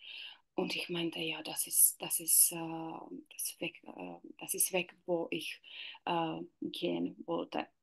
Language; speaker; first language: German; non-native, learner; Czech